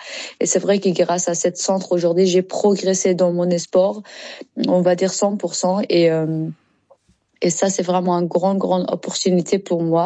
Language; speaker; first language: French; non-native, learner; Persian